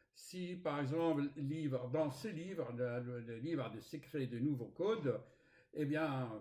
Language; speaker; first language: French; non-native, fluent; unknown